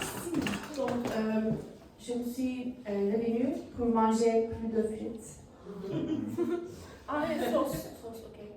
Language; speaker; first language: French; non-native, learner; Turkish